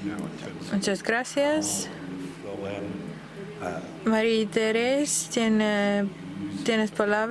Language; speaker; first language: Spanish; non-native, fluent; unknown